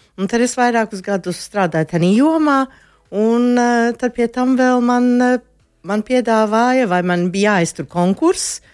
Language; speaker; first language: Latvian; early bilingual, heritage; Latvian